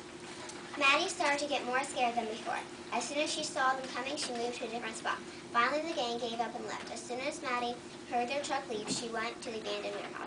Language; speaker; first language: English; native; English